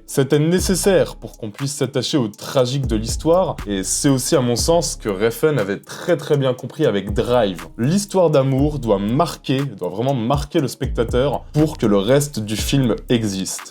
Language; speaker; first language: French; native; French